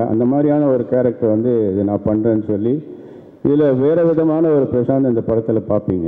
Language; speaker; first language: Tamil; native; Tamil